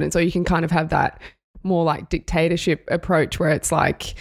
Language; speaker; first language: English; native; English